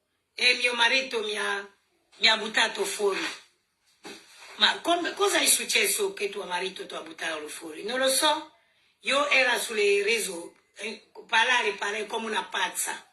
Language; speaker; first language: Italian; non-native, learner; French